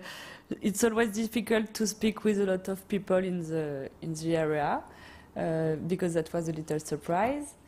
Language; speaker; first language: English; non-native, learner; French